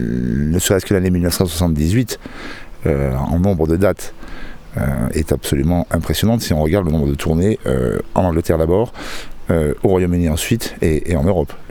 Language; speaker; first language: French; native; French